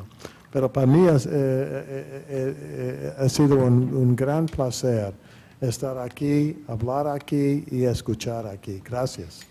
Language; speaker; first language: Spanish; non-native, fluent; English